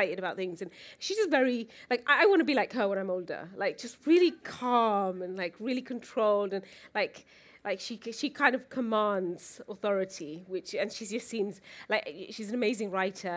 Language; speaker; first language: English; native; English